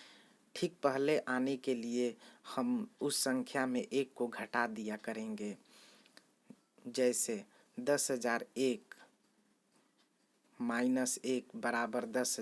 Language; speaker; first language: Hindi; native; Hindi